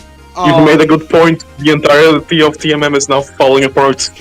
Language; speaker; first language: English; native; English